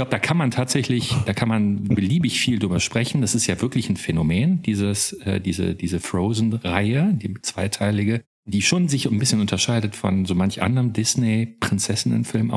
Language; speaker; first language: German; native; German